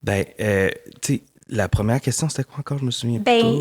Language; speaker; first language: French; native; French